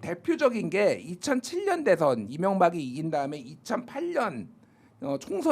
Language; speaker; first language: Korean; native; Korean